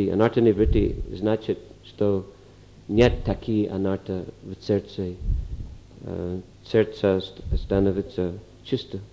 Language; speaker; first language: Russian; non-native, fluent; English